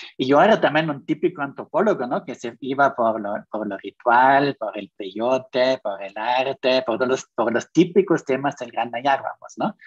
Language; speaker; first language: Spanish; non-native, fluent; German